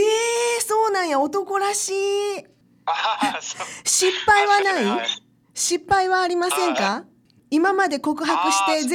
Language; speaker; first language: Japanese; native; Japanese